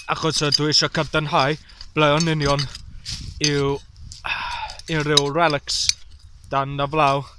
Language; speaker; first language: Welsh; non-native, learner; English